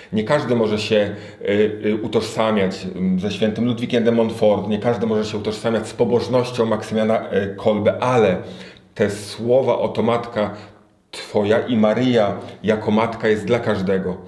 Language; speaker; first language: Polish; native; Polish